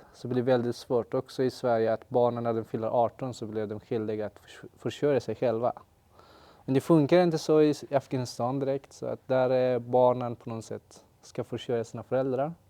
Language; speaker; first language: Swedish; non-native, fluent; Persian